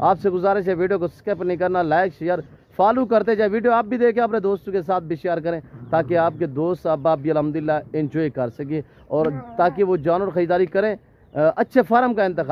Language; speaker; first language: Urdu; non-native, local second language; Saraiki